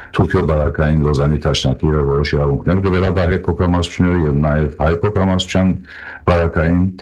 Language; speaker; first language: Armenian; early bilingual, heritage; Armenian